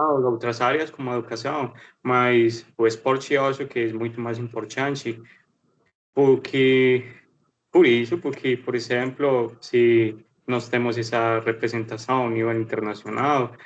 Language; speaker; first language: Portuguese; non-native, learner; Spanish